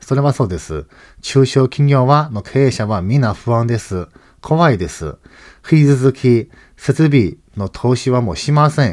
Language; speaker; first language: Japanese; non-native, fluent; Chinese